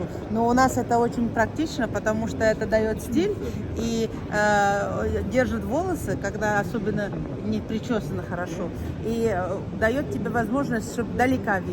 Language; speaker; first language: Russian; non-native, fluent; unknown